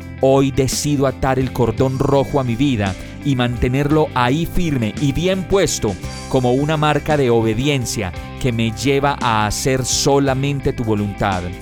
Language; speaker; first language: Spanish; native; Spanish